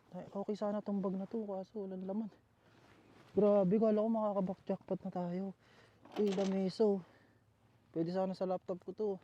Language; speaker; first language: Filipino; native; Filipino